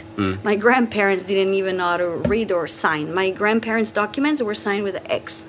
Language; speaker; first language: English; non-native, fluent; Italian